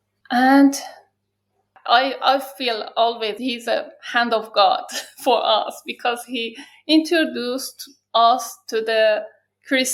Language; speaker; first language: English; non-native, learner; Persian